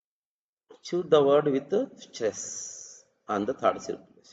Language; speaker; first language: English; non-native, local second language; Telugu